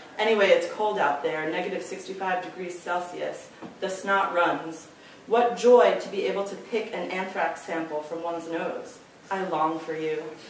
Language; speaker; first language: English; native; English